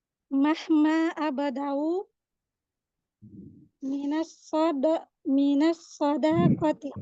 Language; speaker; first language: Arabic; non-native, learner; Indonesian